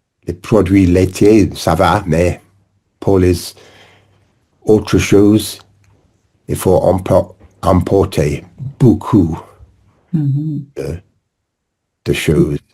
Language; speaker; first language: French; non-native, learner; English